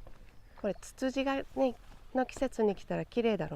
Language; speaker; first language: Japanese; native; Japanese